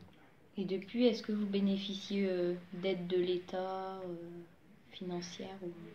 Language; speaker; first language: French; native; French